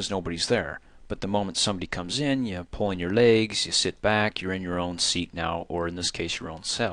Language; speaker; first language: English; native; English